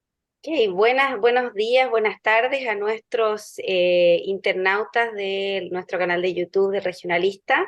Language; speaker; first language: Spanish; native; Spanish